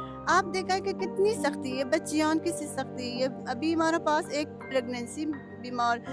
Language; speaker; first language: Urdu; non-native, learner; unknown